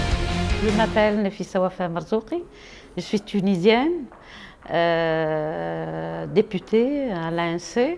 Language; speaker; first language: French; non-native, local second language; Arabic